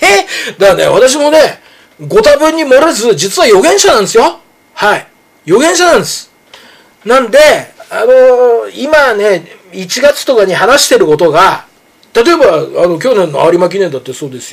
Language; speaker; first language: Japanese; native; Japanese